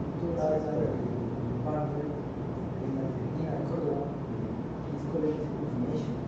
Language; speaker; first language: English; non-native, learner; Spanish